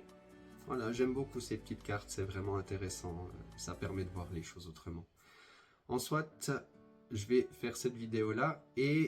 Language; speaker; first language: French; native; French